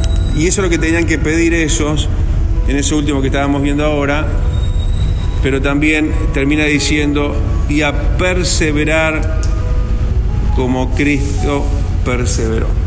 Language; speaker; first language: Spanish; native; Spanish